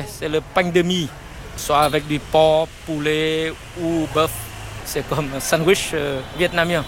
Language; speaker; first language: French; non-native, fluent; Vietnamese